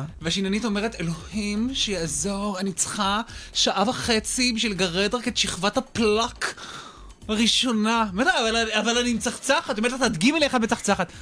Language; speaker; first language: Hebrew; native; Hebrew